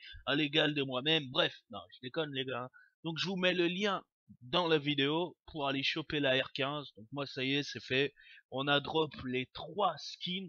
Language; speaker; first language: French; native; French